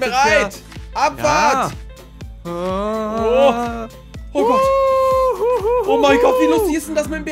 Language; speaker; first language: German; native; German